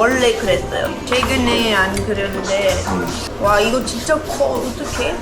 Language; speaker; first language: Korean; non-native, learner; English